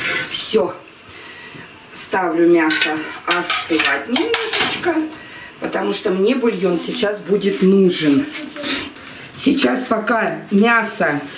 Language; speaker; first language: Russian; native; Russian